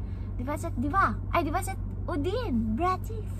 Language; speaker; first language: Russian; non-native, learner; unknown